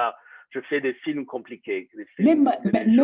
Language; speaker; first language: French; non-native, fluent; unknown